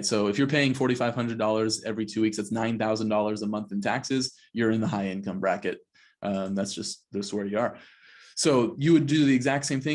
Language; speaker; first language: English; native; English